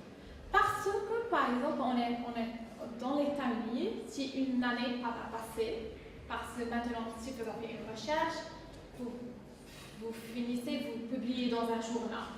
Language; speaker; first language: French; non-native, fluent; English